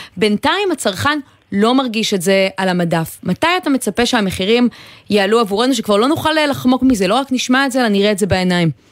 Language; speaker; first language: Hebrew; native; Hebrew